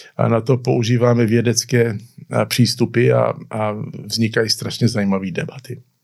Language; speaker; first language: Czech; early bilingual, heritage; Czech